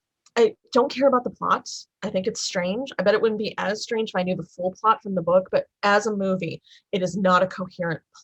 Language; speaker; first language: English; native; English